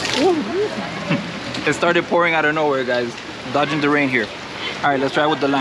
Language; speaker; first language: English; early bilingual, other home language; Spanish